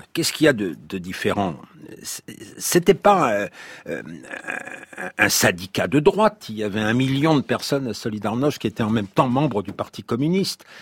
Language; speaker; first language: French; native; French